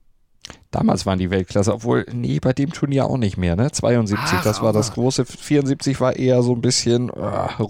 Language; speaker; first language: German; native; German